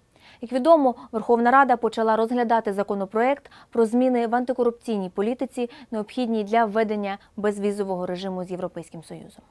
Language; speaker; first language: Ukrainian; native; Ukrainian